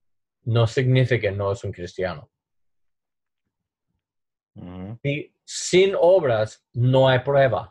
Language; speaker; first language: Spanish; non-native, learner; English